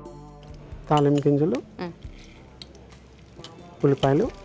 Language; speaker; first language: Telugu; native; Telugu